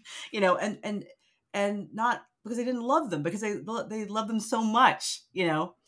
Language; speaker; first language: English; native; English